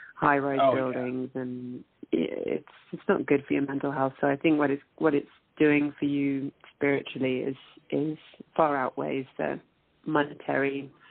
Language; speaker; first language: English; native; English